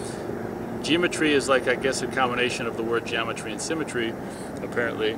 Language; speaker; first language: English; native; English